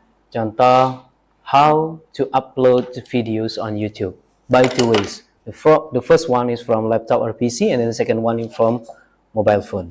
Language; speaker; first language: English; non-native, learner; Indonesian